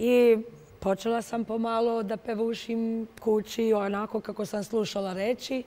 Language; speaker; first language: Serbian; non-native, fluent; Romanian